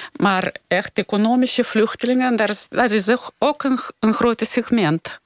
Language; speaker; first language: Dutch; non-native, fluent; Romanian